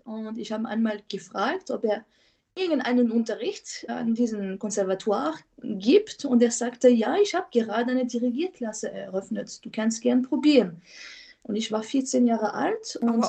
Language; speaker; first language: German; non-native, fluent; French